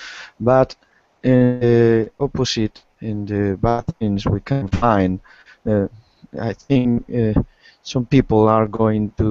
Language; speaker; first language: English; non-native, learner; Spanish